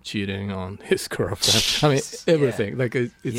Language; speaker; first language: English; non-native, fluent; Japanese